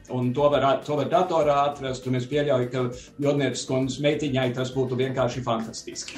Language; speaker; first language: Latvian; early bilingual, heritage; Latvian